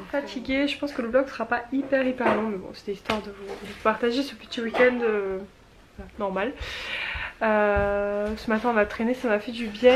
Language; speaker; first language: French; native; French